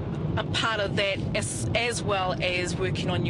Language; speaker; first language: English; native; English